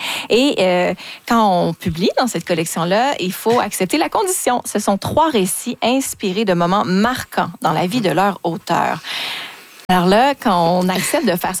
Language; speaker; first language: French; native; French